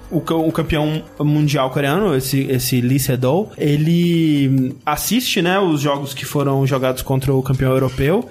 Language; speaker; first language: Portuguese; native; Portuguese